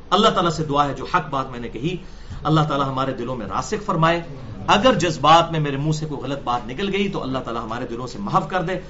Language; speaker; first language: Urdu; non-native, local second language; Punjabi